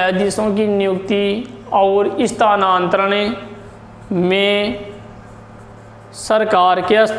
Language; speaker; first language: Hindi; native; Hindi